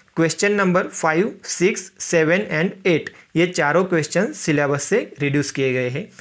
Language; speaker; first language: Hindi; non-native, local second language; Marathi